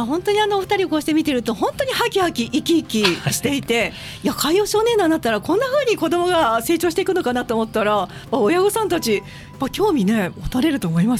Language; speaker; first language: Japanese; native; Japanese